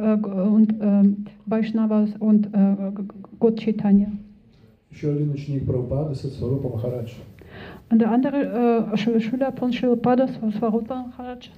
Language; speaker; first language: German; non-native, fluent; Russian